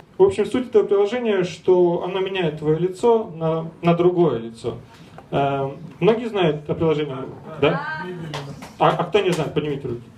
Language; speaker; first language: Russian; native; Russian